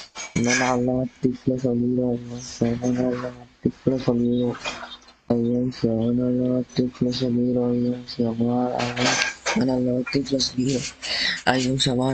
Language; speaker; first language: Arabic; non-native, learner; Bangla